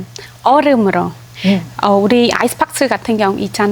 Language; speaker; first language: Korean; non-native, fluent; Khmer